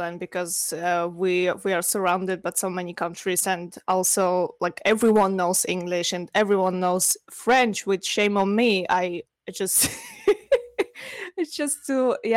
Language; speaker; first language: English; non-native, fluent; Russian